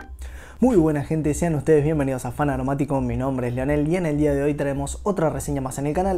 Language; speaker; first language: Spanish; native; Spanish